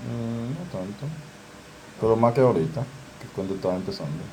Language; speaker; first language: Spanish; non-native, fluent; Haitian Creole